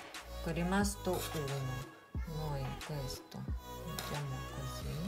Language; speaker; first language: Italian; non-native, fluent; Russian